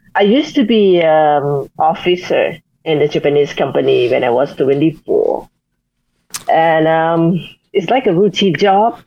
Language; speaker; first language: English; non-native, learner; Thai